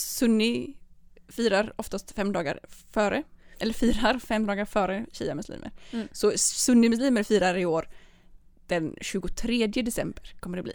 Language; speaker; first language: Swedish; native; Swedish